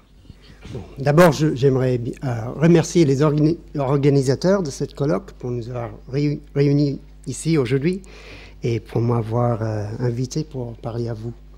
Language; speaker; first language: French; non-native, fluent; English